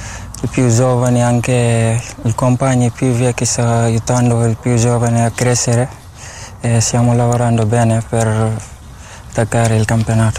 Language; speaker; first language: Italian; non-native, learner; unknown